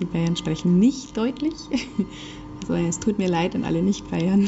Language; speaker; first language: German; native; German